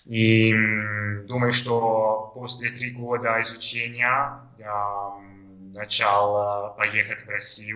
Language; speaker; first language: Russian; non-native, fluent; Italian